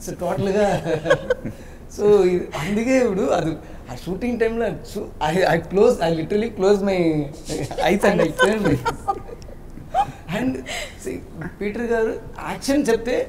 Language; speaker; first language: Telugu; non-native, learner; Tamil